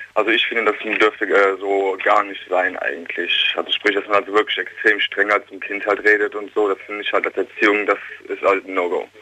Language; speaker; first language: German; native; German